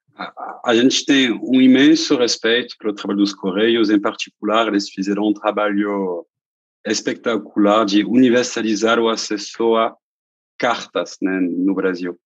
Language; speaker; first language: Portuguese; non-native, fluent; French